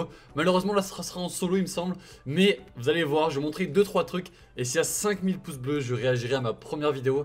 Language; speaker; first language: French; native; French